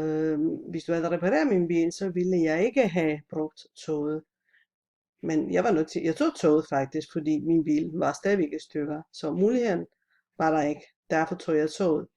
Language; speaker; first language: Danish; non-native, fluent; Italian